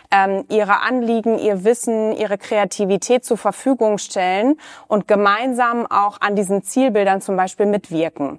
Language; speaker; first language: German; native; German